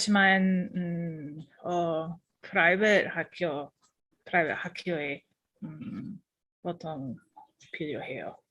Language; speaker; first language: Korean; non-native, learner; English